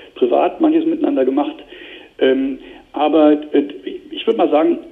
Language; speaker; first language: German; native; German